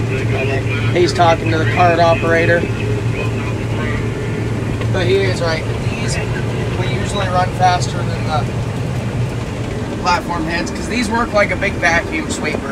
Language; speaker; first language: English; native; English